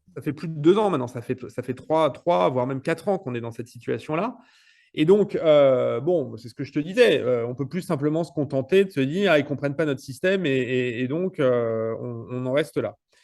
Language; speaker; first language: French; native; French